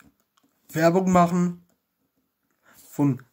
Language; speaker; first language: German; non-native, learner; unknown